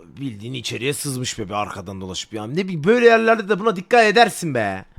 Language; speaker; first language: Turkish; native; Turkish